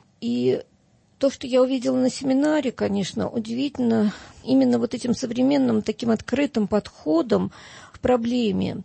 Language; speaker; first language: Russian; native; Russian